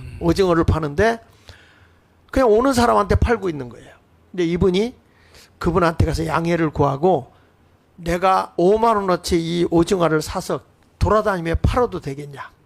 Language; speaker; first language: Korean; native; Korean